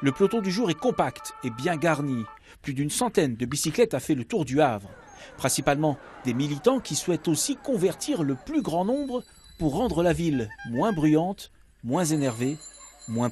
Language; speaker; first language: French; native; French